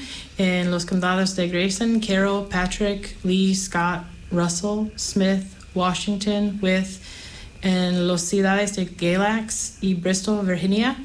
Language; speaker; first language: Spanish; non-native, fluent; English